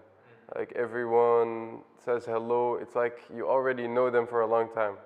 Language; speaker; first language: English; non-native, fluent; Dutch